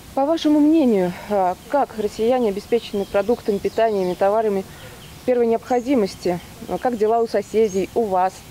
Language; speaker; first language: Russian; native; Russian